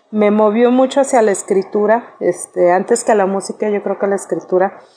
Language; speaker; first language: Spanish; native; Spanish